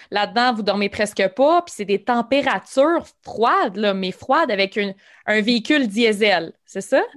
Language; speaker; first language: French; native; French